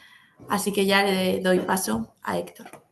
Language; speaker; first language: Spanish; native; Spanish